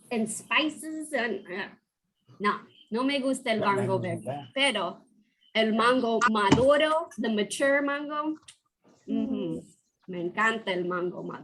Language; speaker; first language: Spanish; non-native, fluent; English